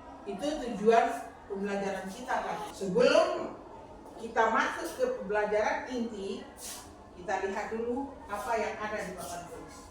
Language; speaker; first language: Indonesian; native; Indonesian